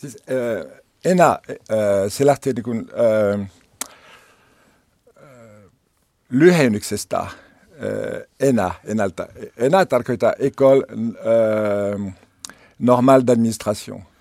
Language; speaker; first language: Finnish; non-native, learner; French